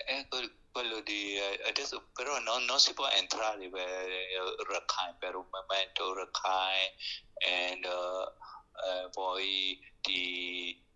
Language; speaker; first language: Italian; non-native, learner; Burmese